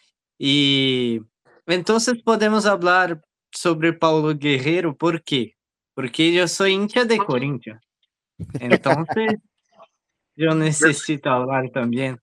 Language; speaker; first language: Spanish; non-native, learner; Portuguese